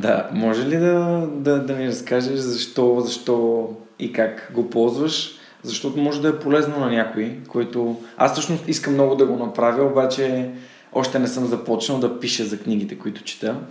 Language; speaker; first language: Bulgarian; native; Bulgarian